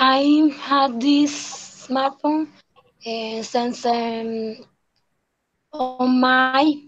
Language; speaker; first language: English; non-native, learner; Spanish